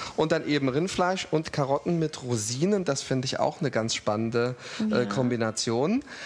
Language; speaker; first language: German; native; German